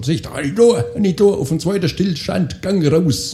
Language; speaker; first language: German; native; German